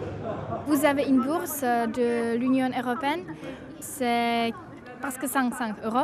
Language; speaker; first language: French; non-native, fluent; Czech